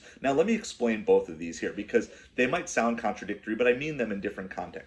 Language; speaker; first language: English; native; English